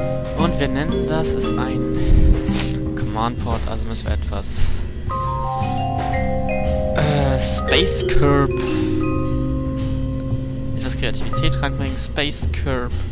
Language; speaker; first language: German; native; German